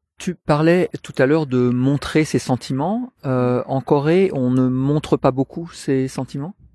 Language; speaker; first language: French; native; French